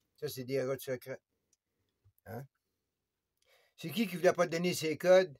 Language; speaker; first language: French; native; French